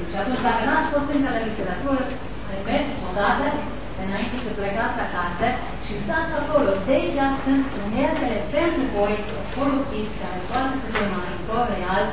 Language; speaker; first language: Romanian; non-native, local second language; Hungarian